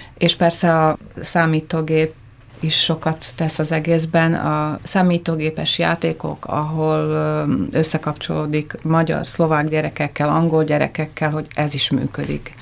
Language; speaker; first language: Hungarian; native; Hungarian